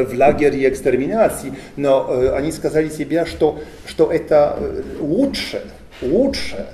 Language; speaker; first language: Russian; non-native, learner; Polish